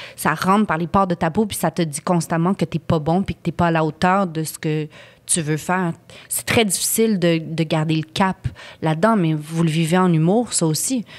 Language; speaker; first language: French; native; French